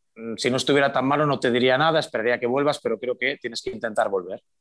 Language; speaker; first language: Spanish; native; Spanish